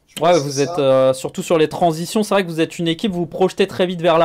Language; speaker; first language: French; native; French